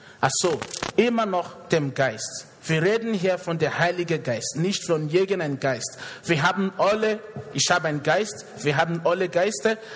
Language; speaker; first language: German; non-native, fluent; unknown